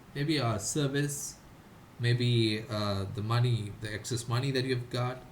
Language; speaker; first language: English; non-native, local second language; Malayalam